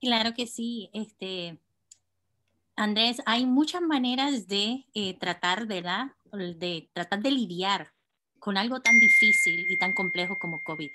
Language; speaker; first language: Spanish; native; Spanish